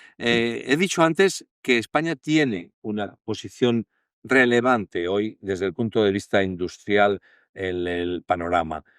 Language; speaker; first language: Spanish; native; Spanish